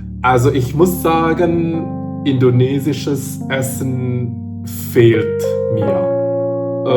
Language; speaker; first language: German; non-native, learner; Indonesian